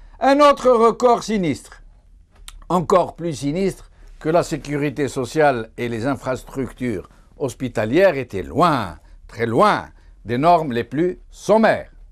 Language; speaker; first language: French; non-native, local second language; Arabic